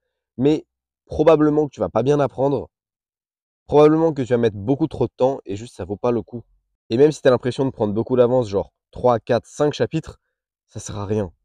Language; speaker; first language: French; native; French